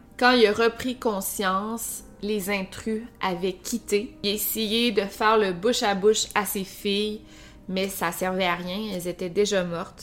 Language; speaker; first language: French; native; French